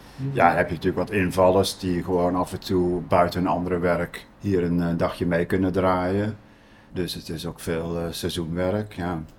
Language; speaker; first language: Dutch; native; Dutch